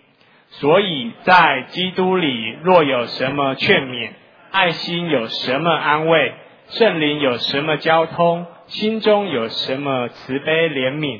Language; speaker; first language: Chinese; native; Chinese